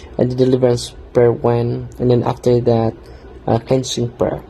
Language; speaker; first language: English; non-native, local second language; Filipino